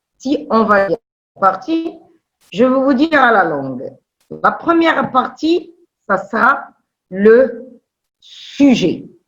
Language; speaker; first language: French; non-native, local second language; Arabic